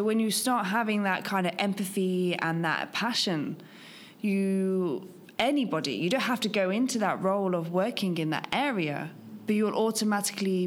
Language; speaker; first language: English; native; English